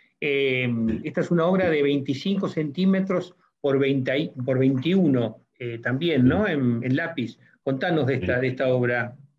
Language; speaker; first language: Spanish; native; Spanish